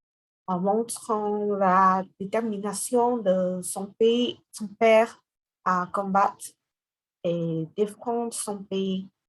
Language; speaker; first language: French; non-native, learner; Vietnamese